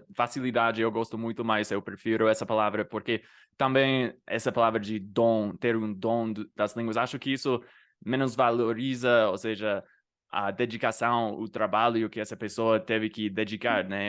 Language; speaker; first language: Portuguese; non-native, fluent; English